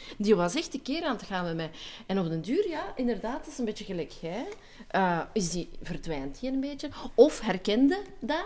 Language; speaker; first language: Dutch; native; Dutch